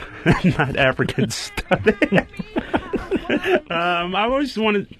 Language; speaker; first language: English; native; English